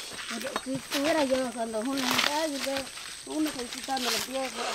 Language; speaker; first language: Spanish; native; Spanish